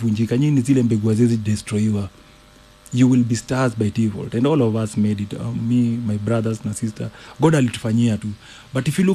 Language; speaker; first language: Swahili; native; Swahili